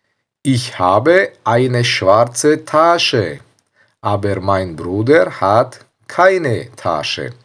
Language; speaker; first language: German; non-native, fluent; Tajik